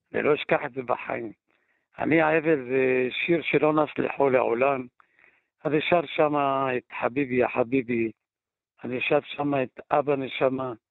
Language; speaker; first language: Hebrew; native; Hebrew